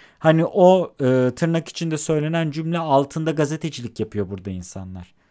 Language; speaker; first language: Turkish; native; Turkish